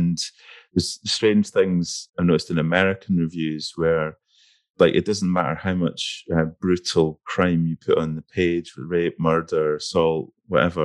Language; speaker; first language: English; native; English